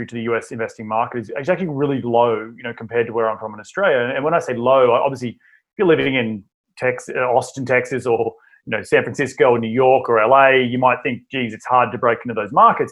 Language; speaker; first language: English; native; English